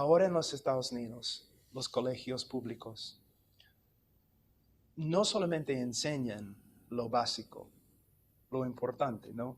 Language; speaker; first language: Spanish; non-native, fluent; English